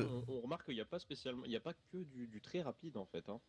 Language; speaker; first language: French; native; French